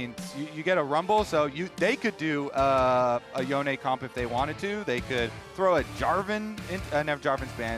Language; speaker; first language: English; native; English